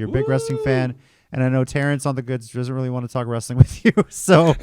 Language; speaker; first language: English; native; English